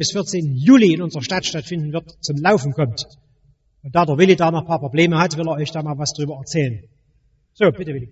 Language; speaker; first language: German; native; German